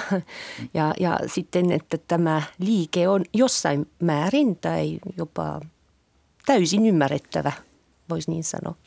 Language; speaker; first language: Finnish; non-native, fluent; French